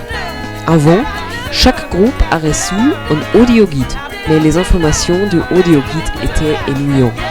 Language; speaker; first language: French; non-native, learner; German